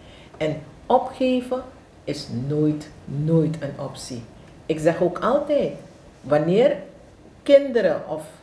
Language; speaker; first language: Dutch; non-native, local second language; Javanese